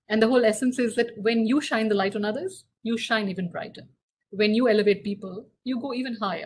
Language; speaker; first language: English; non-native, local second language; Hindi